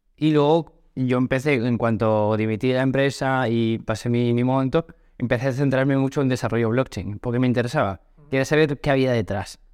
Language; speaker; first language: Spanish; early bilingual, other home language; Portuguese